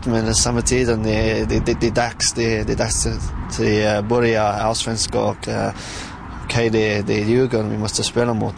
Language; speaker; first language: Swedish; non-native, fluent; English